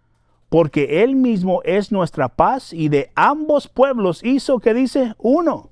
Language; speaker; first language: Spanish; native; Spanish